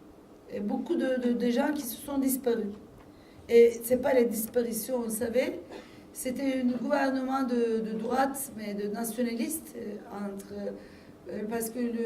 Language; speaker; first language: French; non-native, fluent; Turkish